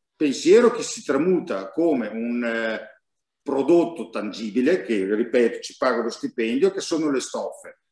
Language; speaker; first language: Italian; native; Italian